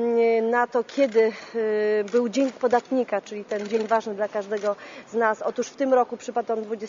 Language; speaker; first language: Polish; native; Polish